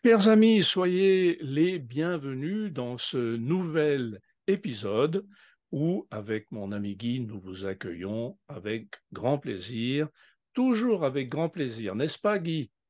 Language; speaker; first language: French; native; French